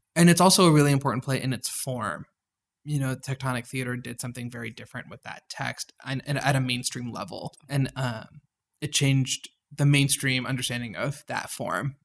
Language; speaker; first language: English; native; English